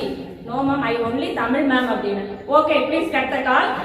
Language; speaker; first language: English; non-native, learner; Tamil